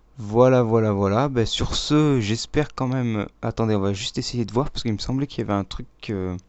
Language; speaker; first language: French; native; French